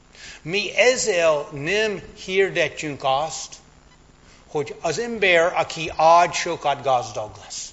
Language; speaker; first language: Hungarian; non-native, fluent; English